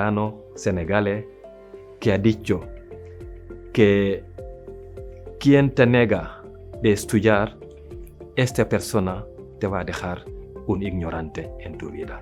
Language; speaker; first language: Spanish; non-native, local second language; French